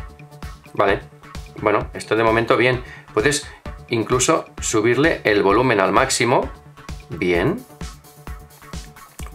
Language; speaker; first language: Spanish; native; Spanish